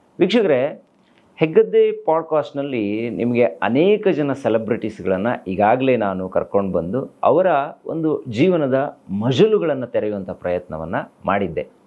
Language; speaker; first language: Kannada; native; Kannada